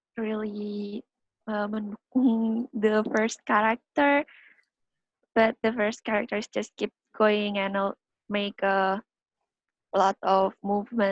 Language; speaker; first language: English; non-native, learner; Indonesian